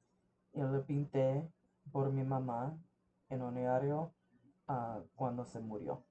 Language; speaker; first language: Spanish; early bilingual, heritage; English